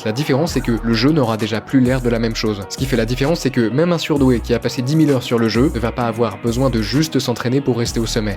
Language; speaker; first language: French; native; French